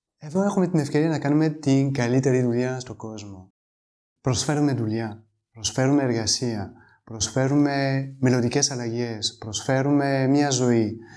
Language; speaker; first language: Greek; non-native, fluent; French